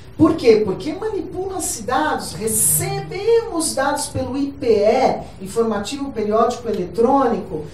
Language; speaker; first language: Portuguese; native; Portuguese